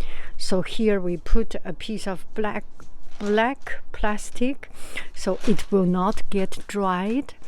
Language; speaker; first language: English; non-native, fluent; Chinese